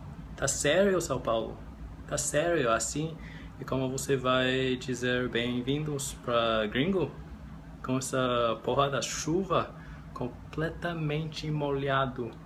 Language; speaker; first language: Portuguese; non-native, learner; English